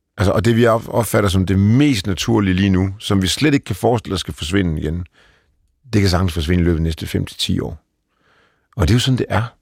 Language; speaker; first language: Danish; early bilingual, other home language; Polish